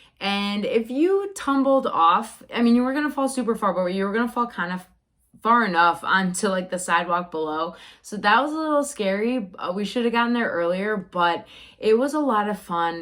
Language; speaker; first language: English; native; English